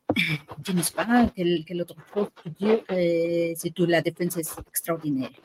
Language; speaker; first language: French; non-native, fluent; Spanish